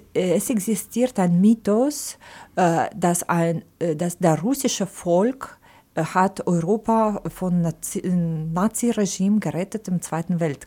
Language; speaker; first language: German; non-native, fluent; Ukrainian